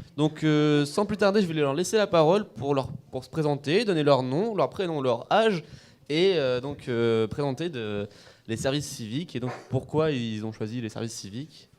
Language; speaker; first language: French; native; French